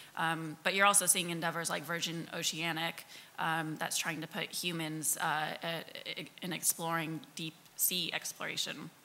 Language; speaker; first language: English; native; English